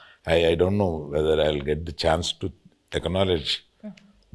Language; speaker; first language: Telugu; native; Telugu